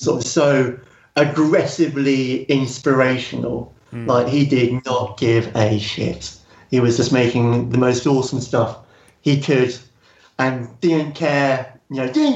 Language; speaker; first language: English; native; English